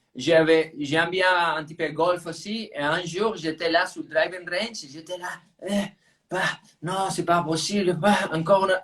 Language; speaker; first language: French; non-native, fluent; Spanish